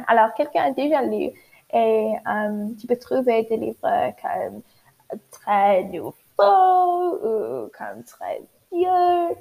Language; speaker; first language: French; non-native, learner; English